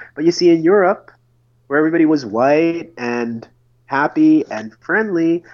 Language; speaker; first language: English; native; English